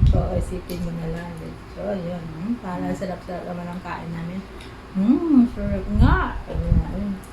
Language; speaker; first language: Filipino; non-native, local second language; Iloko